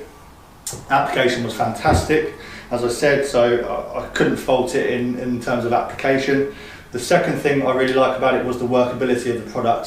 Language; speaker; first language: English; native; English